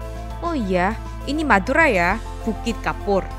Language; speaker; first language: Indonesian; non-native, fluent; Korean